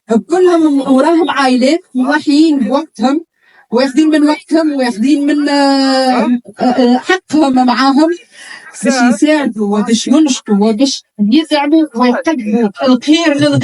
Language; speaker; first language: Arabic; native; Arabic